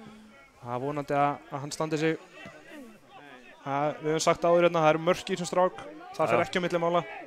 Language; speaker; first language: Icelandic; native; Icelandic